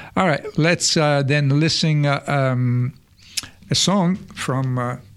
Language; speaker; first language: English; non-native, fluent; Italian